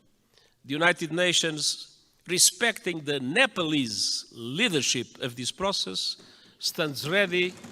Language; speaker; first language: English; non-native, fluent; Portuguese